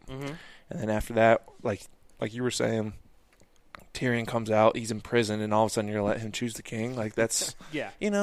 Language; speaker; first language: English; native; English